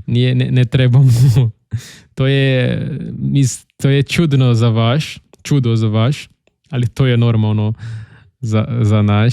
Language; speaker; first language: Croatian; non-native, learner; Portuguese